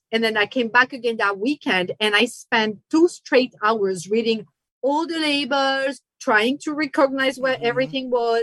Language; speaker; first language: English; non-native, fluent; French